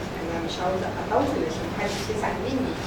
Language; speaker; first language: Arabic; native; Arabic